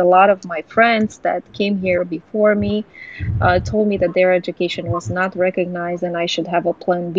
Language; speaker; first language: English; non-native, fluent; Romanian